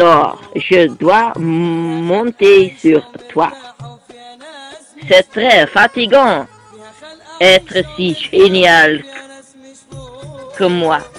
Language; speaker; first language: French; non-native, learner; Dutch